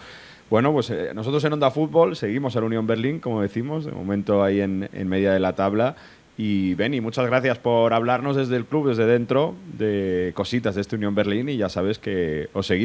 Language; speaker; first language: Spanish; native; Spanish